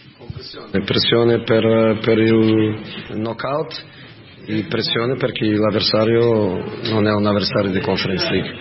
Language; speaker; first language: Italian; non-native, fluent; Portuguese